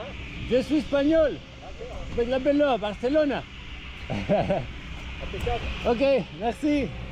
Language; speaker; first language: French; non-native, learner; Spanish